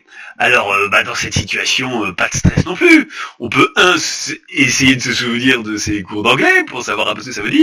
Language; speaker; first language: French; native; French